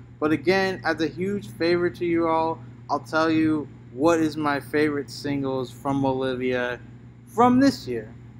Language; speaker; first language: English; native; English